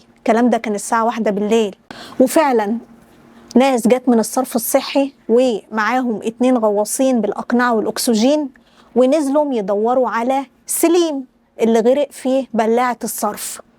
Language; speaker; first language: Arabic; native; Arabic